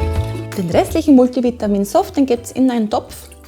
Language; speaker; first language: German; native; German